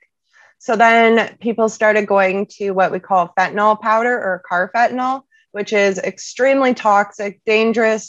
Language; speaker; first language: English; native; English